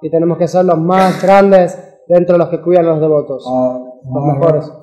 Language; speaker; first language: Spanish; native; Spanish